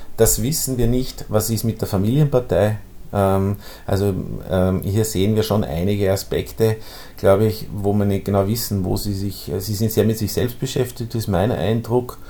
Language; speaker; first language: German; native; German